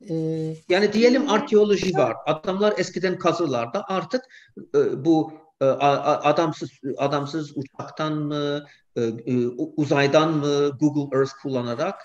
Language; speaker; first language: Turkish; non-native, fluent; English